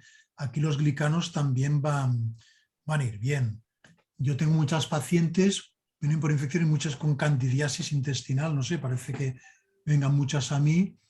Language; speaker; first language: Spanish; native; Spanish